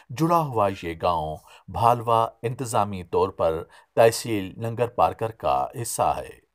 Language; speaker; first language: Urdu; non-native, local second language; Sindhi